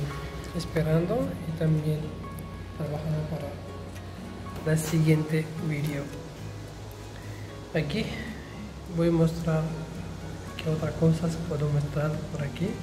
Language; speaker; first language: Spanish; non-native, learner; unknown